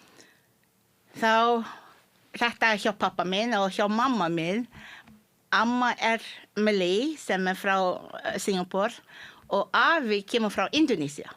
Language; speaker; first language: Icelandic; non-native, fluent; Malay